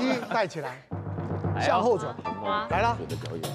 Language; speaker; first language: Chinese; native; Chinese